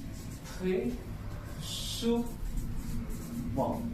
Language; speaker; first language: French; non-native, fluent; Spanish